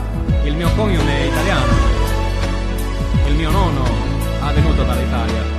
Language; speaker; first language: Italian; non-native, learner; Spanish